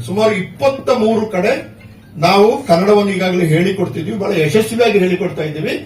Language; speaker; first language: Kannada; non-native, local second language; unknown